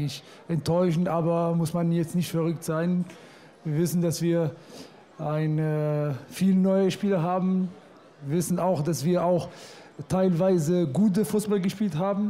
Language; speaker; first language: German; non-native, fluent; Arabic